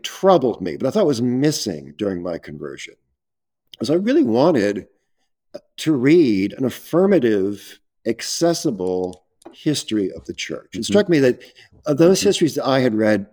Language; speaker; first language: English; native; English